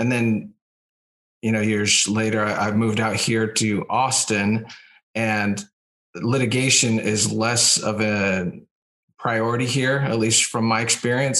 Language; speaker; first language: English; native; English